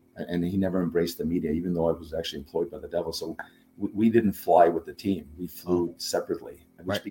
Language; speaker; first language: English; non-native, fluent; German